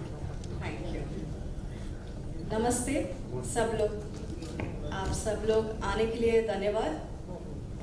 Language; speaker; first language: Hindi; non-native, local second language; Kannada